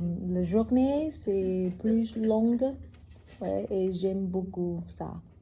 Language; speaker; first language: French; non-native, learner; Vietnamese